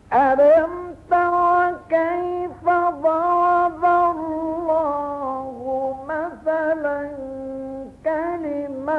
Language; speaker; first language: Arabic; native; Arabic